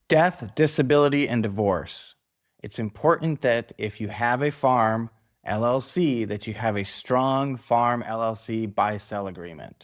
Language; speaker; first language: English; native; English